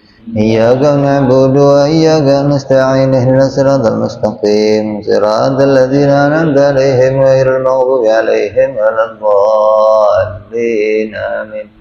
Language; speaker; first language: Arabic; non-native, fluent; Indonesian